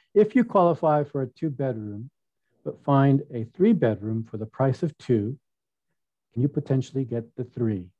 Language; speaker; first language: English; early bilingual, other home language; Spanish